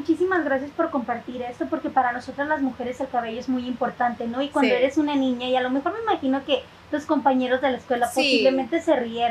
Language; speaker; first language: Spanish; native; Spanish